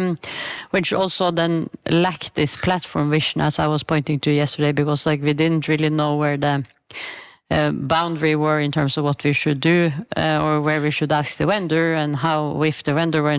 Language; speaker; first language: English; non-native, fluent; Norwegian